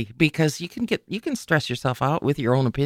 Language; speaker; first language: English; native; English